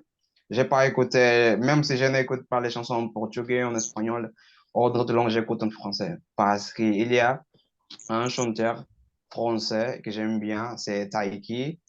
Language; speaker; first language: French; non-native, learner; Portuguese